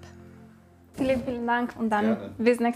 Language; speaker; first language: German; non-native, learner; Spanish